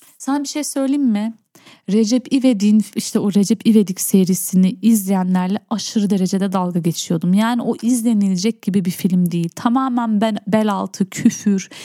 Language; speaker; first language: Turkish; early bilingual, heritage; Turkish